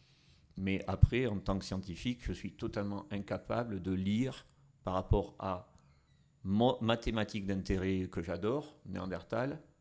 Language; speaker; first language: French; native; French